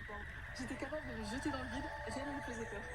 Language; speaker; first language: French; native; French